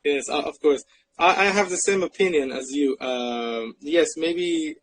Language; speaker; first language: English; non-native, fluent; Persian